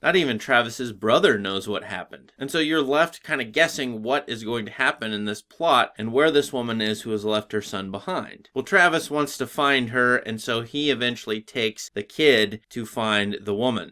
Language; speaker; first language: English; native; English